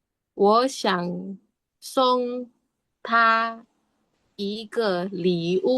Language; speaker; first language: Chinese; non-native, learner; Indonesian